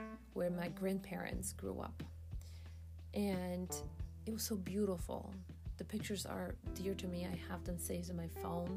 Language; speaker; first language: English; non-native, fluent; Polish